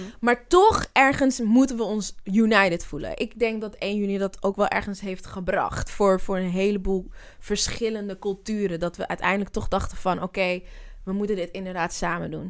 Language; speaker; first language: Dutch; early bilingual, other home language; Akan